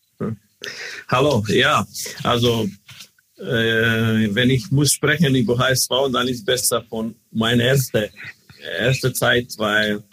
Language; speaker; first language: German; non-native, learner; Croatian